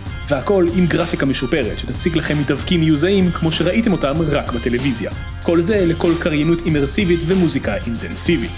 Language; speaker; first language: Hebrew; native; Hebrew